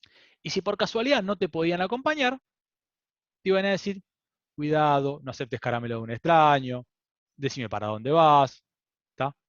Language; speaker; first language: Spanish; native; Spanish